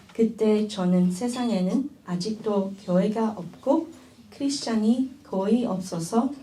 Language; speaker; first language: Korean; early bilingual, other home language; Chinese